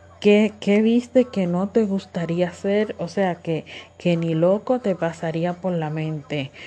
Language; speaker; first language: Spanish; native; Spanish